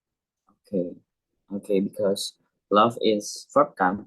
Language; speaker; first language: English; non-native, learner; Indonesian